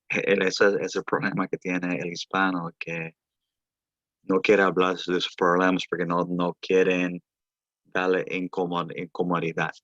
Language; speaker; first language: Spanish; early bilingual, heritage; Spanish